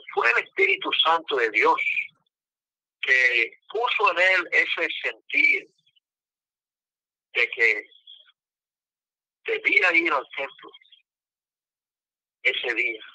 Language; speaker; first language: Spanish; non-native, fluent; English